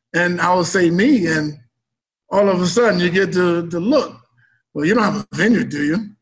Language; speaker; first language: English; native; English